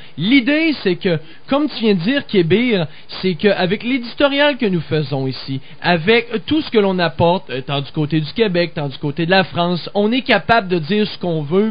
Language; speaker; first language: French; native; French